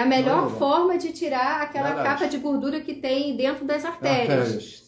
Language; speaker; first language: Portuguese; native; Portuguese